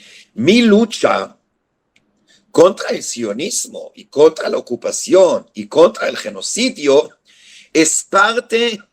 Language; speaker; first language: Spanish; non-native, fluent; Hebrew